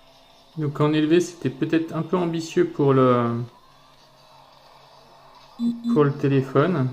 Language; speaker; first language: French; native; French